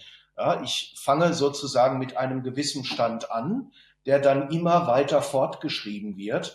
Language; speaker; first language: German; native; German